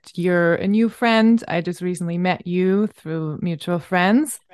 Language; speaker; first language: English; non-native, fluent; German